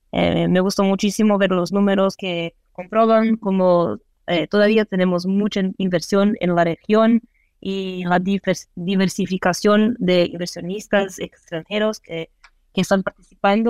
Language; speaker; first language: Spanish; non-native, fluent; Portuguese